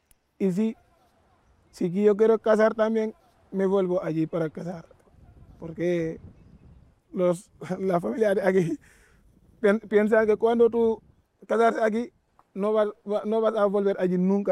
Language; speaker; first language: Spanish; non-native, learner; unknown